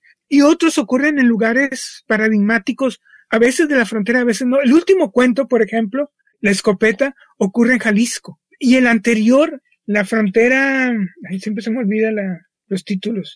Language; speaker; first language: Spanish; native; Spanish